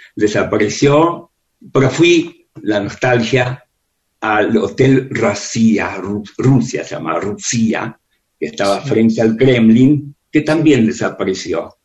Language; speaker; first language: Spanish; early bilingual, other home language; Russian